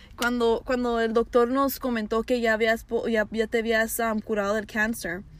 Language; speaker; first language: Spanish; early bilingual, heritage; Spanish